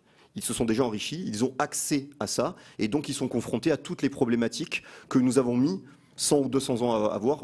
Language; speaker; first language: French; native; French